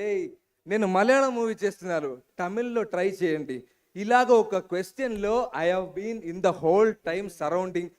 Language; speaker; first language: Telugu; non-native, learner; Malayalam